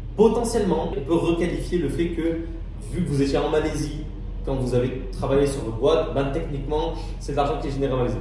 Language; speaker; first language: French; early bilingual, other home language; Arabic